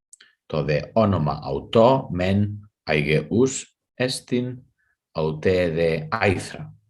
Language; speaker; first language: Greek; non-native, fluent; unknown